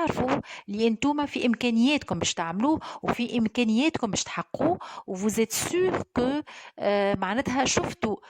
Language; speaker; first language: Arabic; native; Arabic